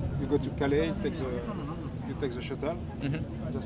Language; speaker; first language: English; non-native, fluent; French